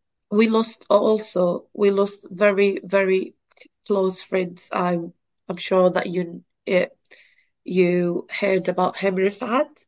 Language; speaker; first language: English; non-native, fluent; Arabic